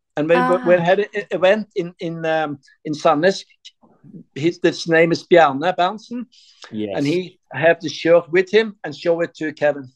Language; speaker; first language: English; non-native, learner; Norwegian